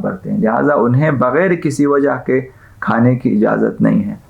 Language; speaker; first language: Urdu; non-native, local second language; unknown